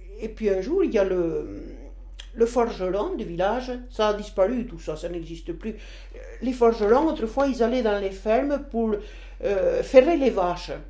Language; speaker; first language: French; non-native, local second language; Occitan